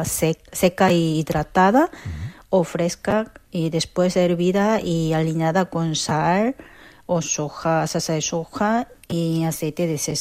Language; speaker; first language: Spanish; non-native, fluent; Korean